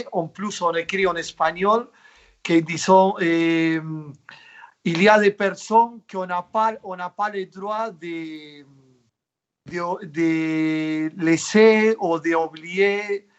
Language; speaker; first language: French; non-native, fluent; Spanish